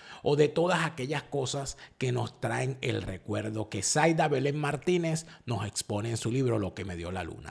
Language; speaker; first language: Spanish; native; Spanish